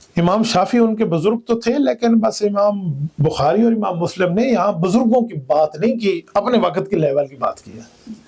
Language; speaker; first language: Urdu; non-native, local second language; Punjabi